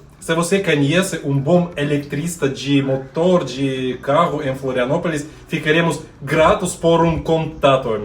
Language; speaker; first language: Portuguese; non-native, learner; Russian